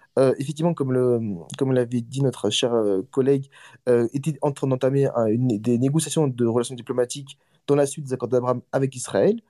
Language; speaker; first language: French; native; French